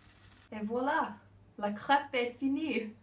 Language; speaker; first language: French; non-native, learner; English